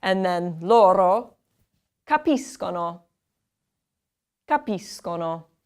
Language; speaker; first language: Italian; non-native, fluent; English